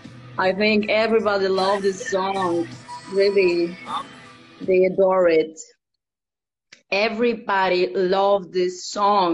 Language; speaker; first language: English; non-native, fluent; Polish